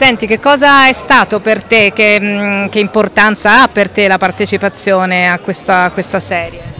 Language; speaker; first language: Italian; native; Italian